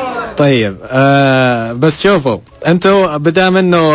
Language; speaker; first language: Arabic; native; Arabic